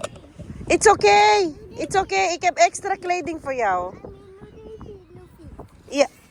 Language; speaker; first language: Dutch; non-native, learner; Filipino